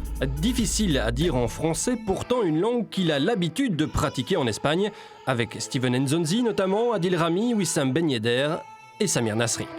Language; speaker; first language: French; native; French